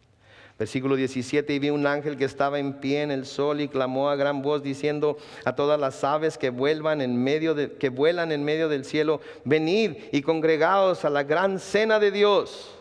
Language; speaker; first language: Spanish; native; Spanish